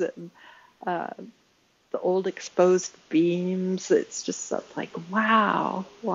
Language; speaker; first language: English; native; English